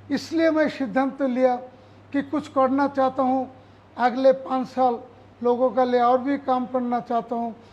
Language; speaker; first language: Hindi; non-native, local second language; Bangla